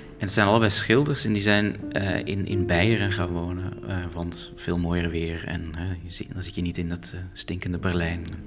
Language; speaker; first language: Dutch; native; Dutch